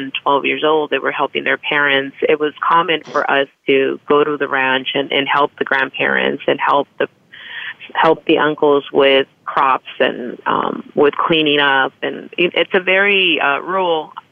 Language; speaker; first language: English; early bilingual, other home language; Spanish